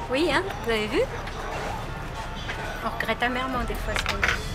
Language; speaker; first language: French; native; French